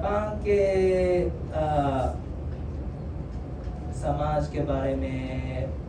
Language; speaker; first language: Hindi; non-native, fluent; Japanese